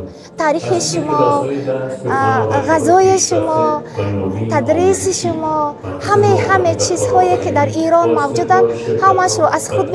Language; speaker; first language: Persian; non-native, learner; Uzbek